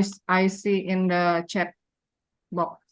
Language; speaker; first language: English; non-native, learner; Indonesian